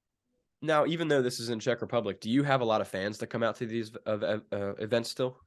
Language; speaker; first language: English; native; English